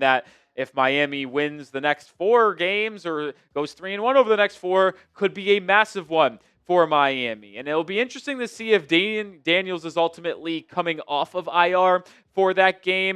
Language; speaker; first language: English; native; English